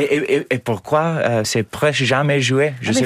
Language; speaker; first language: French; non-native, learner; English